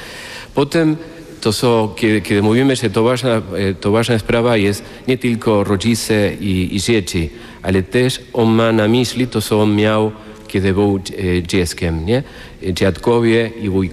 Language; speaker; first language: Polish; non-native, fluent; Spanish